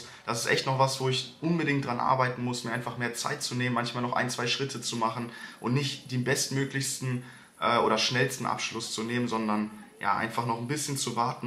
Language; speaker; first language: German; native; German